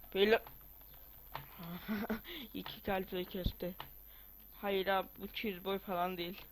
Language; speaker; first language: Turkish; non-native, fluent; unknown